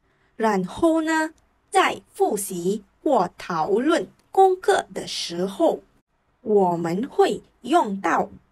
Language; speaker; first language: Chinese; non-native, learner; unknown